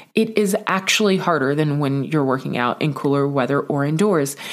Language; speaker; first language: English; native; English